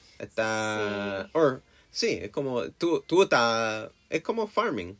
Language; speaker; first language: Spanish; non-native, learner; English